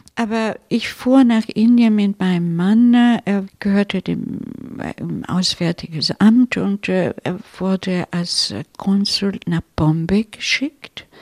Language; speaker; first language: German; non-native, fluent; Italian